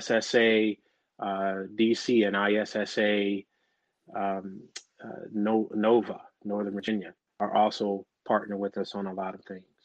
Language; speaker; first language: English; native; English